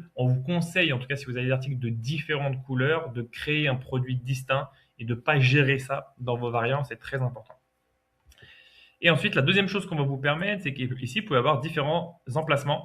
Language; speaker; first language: French; native; French